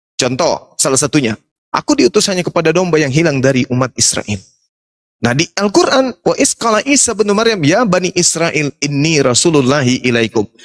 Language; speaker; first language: Indonesian; native; Indonesian